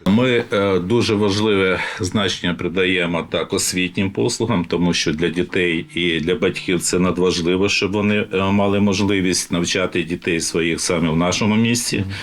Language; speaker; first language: Ukrainian; native; Ukrainian